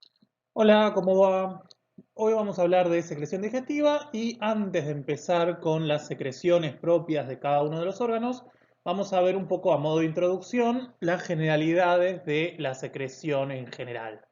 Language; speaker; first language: Spanish; native; Spanish